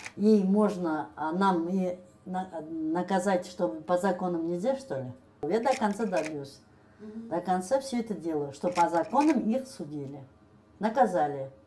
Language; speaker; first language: Russian; non-native, local second language; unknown